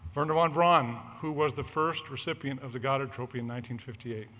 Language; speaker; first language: English; native; English